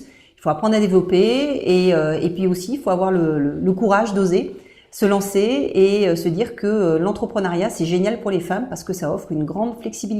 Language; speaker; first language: French; native; French